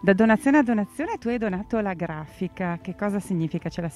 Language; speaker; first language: Italian; native; Italian